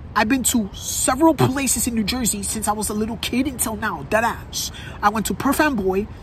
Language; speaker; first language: English; native; English